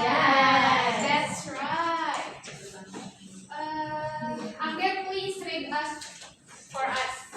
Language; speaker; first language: English; non-native, learner; Indonesian